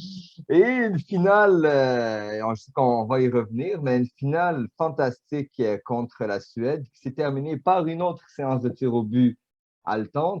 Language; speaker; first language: French; native; French